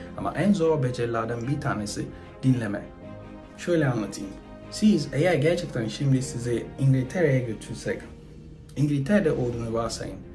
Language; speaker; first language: Turkish; non-native, fluent; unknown